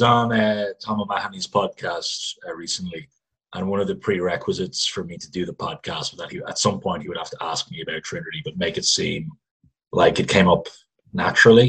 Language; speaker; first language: English; native; English